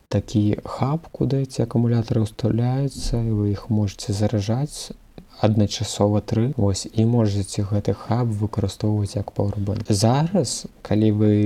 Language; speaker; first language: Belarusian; non-native, local second language; Russian